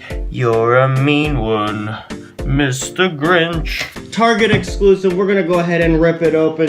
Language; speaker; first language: English; native; English